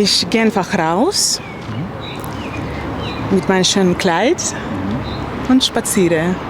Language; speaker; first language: German; non-native, learner; Russian